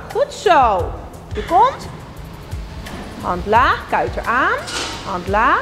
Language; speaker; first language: Dutch; native; Dutch